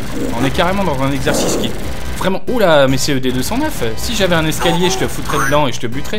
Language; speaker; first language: French; native; French